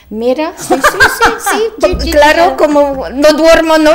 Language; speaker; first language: Spanish; non-native, learner; Polish